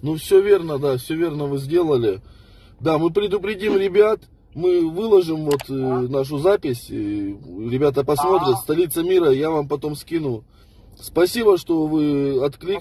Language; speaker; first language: Russian; native; Russian